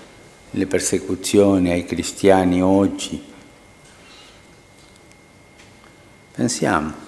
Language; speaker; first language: Italian; non-native, fluent; Spanish